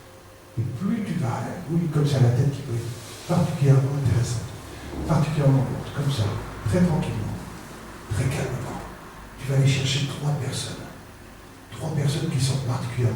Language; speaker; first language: French; native; French